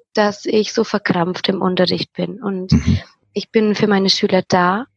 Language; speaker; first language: German; native; German